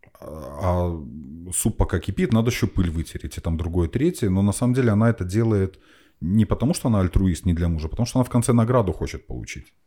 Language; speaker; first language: Russian; native; Russian